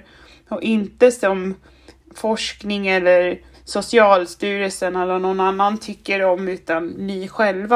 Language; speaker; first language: Swedish; non-native, fluent; German